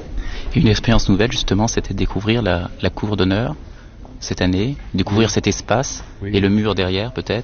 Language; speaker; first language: French; native; French